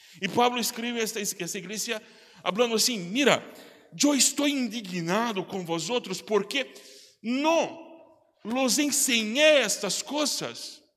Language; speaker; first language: Spanish; non-native, learner; Portuguese